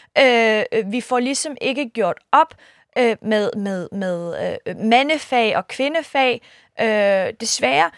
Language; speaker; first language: Danish; early bilingual, other home language; Kurdish